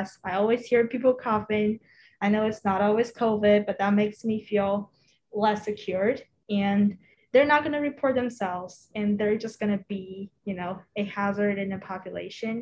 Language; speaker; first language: English; non-native, fluent; Chinese